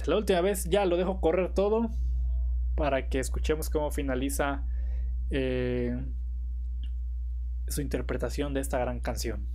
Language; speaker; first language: Spanish; native; Spanish